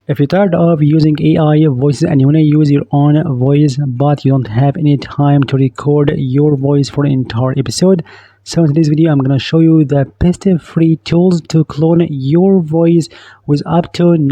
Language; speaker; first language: English; non-native, fluent; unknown